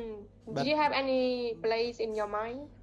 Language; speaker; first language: English; non-native, fluent; Vietnamese